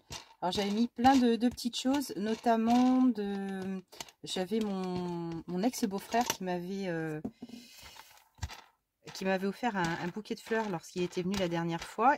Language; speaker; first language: French; native; French